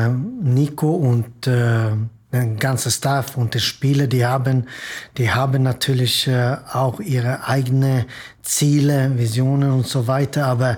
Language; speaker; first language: German; non-native, fluent; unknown